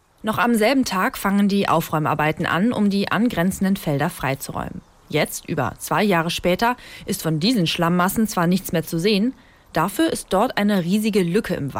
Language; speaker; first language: German; native; German